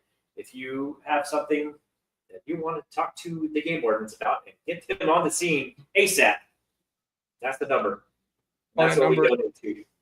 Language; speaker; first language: English; native; English